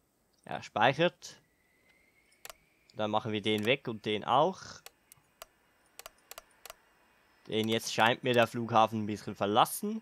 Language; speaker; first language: German; native; German